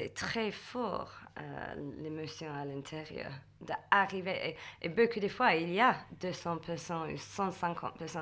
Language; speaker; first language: French; non-native, learner; English